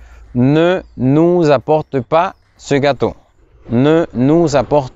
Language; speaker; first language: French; non-native, fluent; Spanish